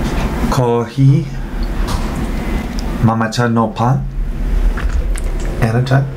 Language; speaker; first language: Japanese; non-native, learner; English